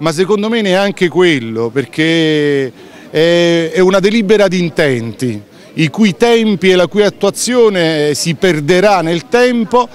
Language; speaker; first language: Italian; native; Italian